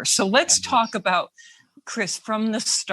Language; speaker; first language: English; native; English